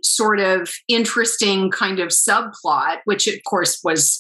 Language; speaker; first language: English; native; English